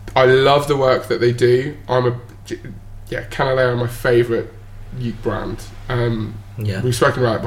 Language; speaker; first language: English; native; English